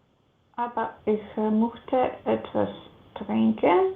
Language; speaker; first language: German; non-native, learner; Macedonian